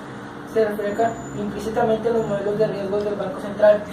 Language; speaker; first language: Spanish; native; Spanish